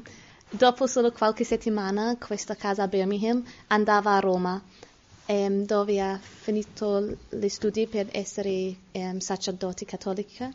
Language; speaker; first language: Italian; non-native, learner; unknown